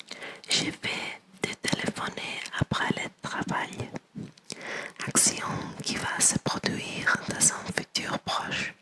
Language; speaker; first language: French; non-native, learner; English